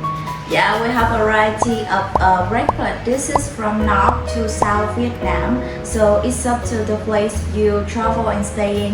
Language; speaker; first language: English; non-native, fluent; Vietnamese